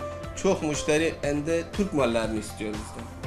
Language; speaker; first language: Turkish; non-native, learner; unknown